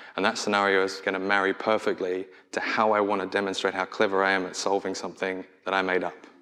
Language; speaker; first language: English; native; English